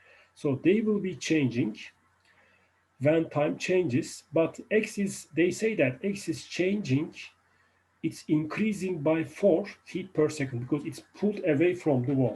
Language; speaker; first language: English; non-native, fluent; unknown